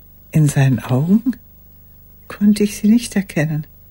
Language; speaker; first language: German; native; German